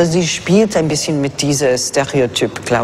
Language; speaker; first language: German; non-native, fluent; English